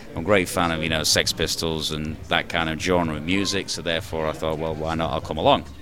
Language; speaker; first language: English; native; English